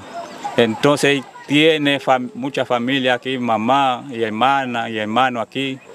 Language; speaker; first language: Spanish; non-native, fluent; Haitian Creole